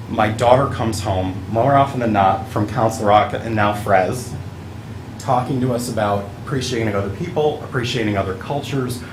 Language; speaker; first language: English; early bilingual, other home language; Italian